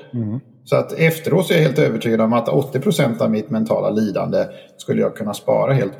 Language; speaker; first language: Swedish; native; Swedish